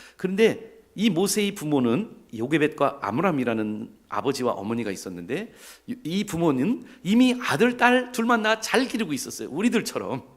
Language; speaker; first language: Korean; native; Korean